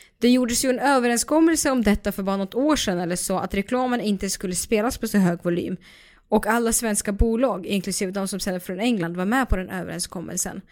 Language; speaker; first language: Swedish; early bilingual, other home language; Russian